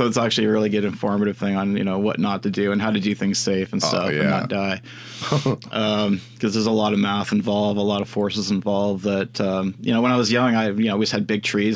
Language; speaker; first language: English; native; English